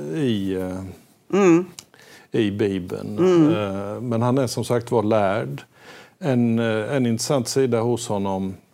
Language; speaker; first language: Swedish; native; Swedish